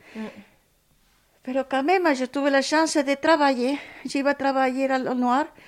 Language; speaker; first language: French; non-native, learner; Spanish